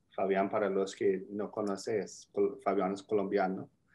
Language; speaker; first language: Spanish; non-native, fluent; English